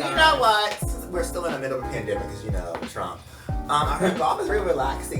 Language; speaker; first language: English; native; English